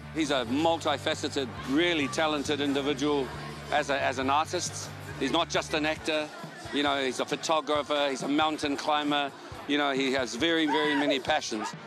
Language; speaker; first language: English; native; English